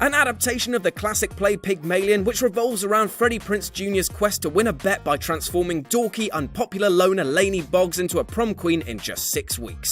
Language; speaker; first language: English; native; English